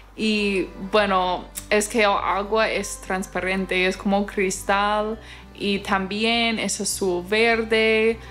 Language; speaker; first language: Spanish; non-native, fluent; English